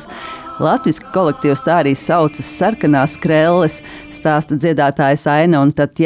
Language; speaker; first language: Latvian; native; Latvian